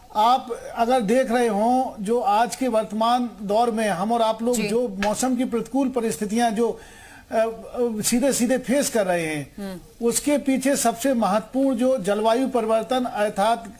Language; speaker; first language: Hindi; native; Hindi